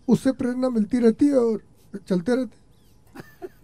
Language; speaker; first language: Hindi; native; Hindi